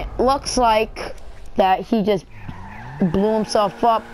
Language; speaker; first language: English; native; English